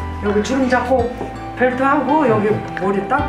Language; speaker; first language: Korean; native; Korean